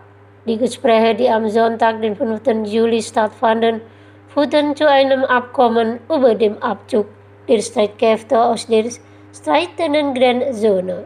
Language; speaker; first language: German; non-native, fluent; Indonesian